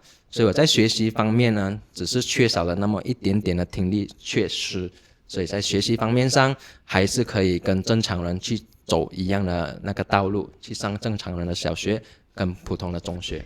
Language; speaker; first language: Chinese; non-native, local second language; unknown